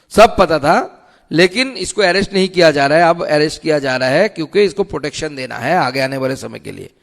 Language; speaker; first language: Hindi; non-native, local second language; Bangla